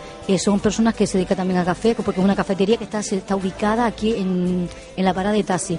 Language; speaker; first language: Spanish; native; Spanish